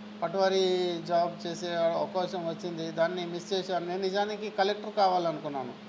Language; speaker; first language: Telugu; non-native, local second language; Gondi